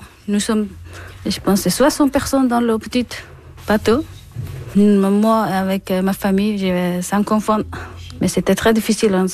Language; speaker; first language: French; non-native, learner; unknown